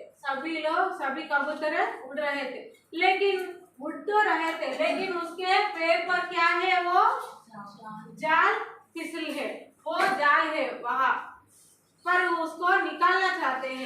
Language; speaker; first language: Hindi; non-native, local second language; Telugu